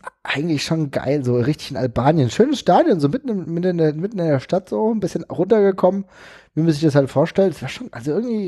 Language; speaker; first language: German; native; German